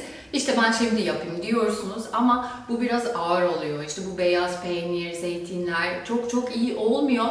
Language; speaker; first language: Turkish; non-native, fluent; German